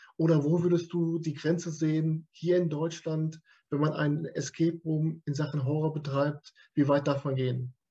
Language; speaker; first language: German; native; German